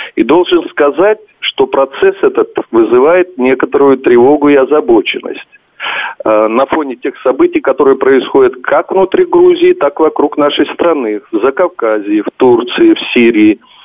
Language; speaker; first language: Russian; non-native, local second language; Georgian